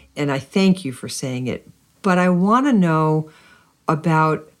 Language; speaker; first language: English; native; English